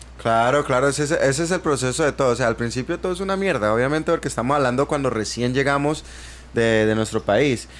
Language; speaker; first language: Spanish; native; Spanish